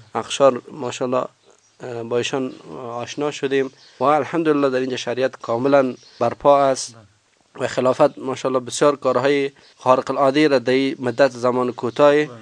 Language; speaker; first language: Persian; native; Persian